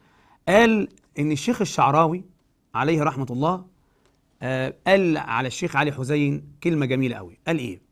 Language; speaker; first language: Arabic; native; Arabic